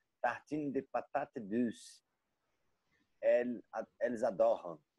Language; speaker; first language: French; non-native, learner; Portuguese